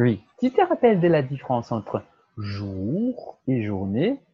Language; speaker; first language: French; non-native, fluent; Portuguese